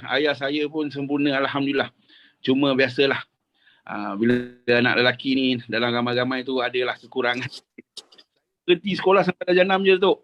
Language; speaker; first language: Indonesian; non-native, local second language; Malay